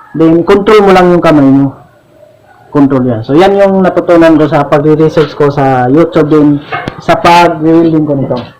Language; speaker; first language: Filipino; non-native, local second language; Cebuano